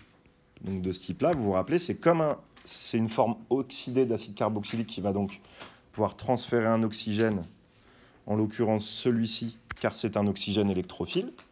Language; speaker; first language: French; native; French